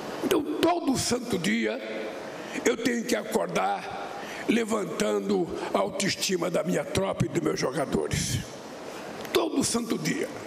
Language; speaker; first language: Portuguese; native; Portuguese